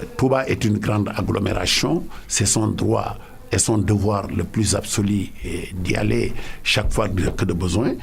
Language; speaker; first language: French; non-native, local second language; Wolof